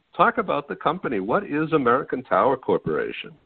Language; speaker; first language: English; native; English